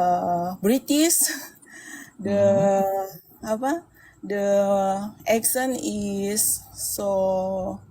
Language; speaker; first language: English; non-native, learner; Indonesian